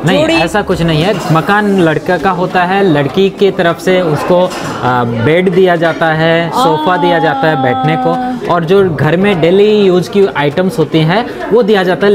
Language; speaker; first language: Hindi; native; Hindi